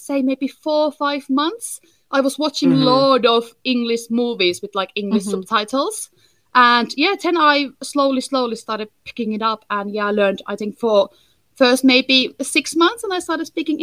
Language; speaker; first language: English; non-native, fluent; Finnish